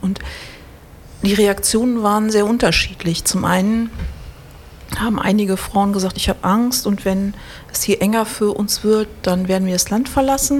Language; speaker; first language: German; native; German